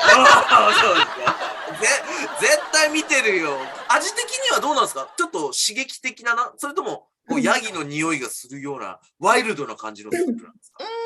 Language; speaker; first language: Japanese; native; Japanese